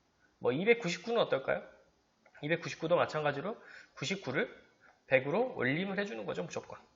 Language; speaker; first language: Korean; native; Korean